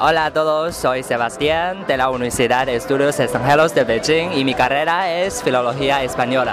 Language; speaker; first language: Spanish; non-native, fluent; Chinese